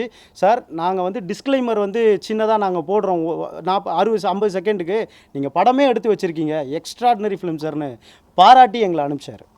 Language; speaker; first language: Tamil; native; Tamil